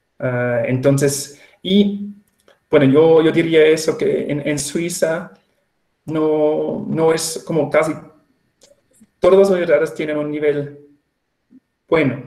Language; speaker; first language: Spanish; non-native, fluent; Swiss German